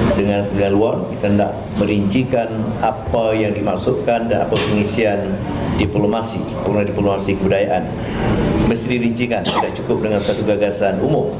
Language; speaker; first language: Malay; native; Malay